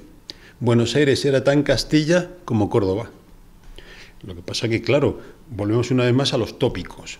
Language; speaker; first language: Spanish; native; Spanish